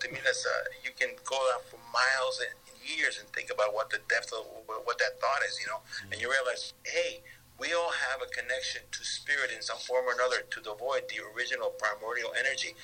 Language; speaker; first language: English; early bilingual, other home language; Spanish